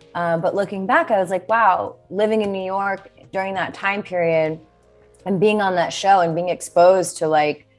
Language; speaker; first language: English; native; English